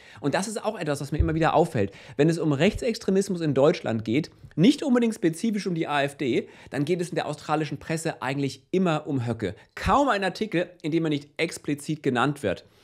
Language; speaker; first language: German; native; German